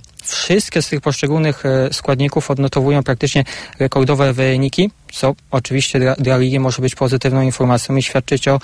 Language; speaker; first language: Polish; native; Polish